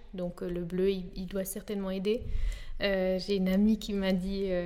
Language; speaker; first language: French; native; French